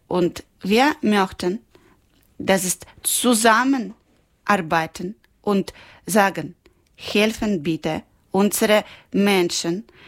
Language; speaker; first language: German; non-native, learner; Ukrainian